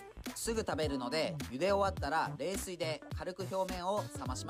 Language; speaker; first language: Japanese; native; Japanese